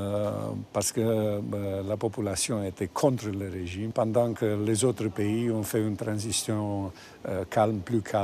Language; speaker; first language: French; non-native, fluent; Romanian